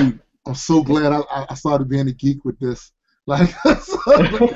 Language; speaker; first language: English; native; English